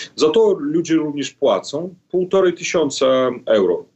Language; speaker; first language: Polish; non-native, fluent; Belarusian